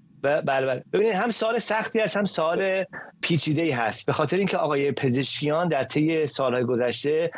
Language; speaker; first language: Persian; native; Persian